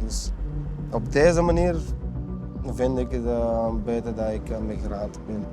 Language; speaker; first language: Dutch; non-native, learner; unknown